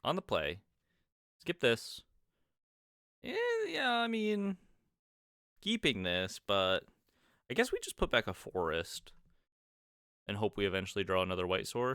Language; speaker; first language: English; native; English